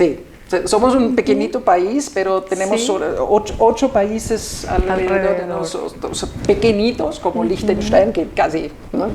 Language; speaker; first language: Spanish; non-native, fluent; German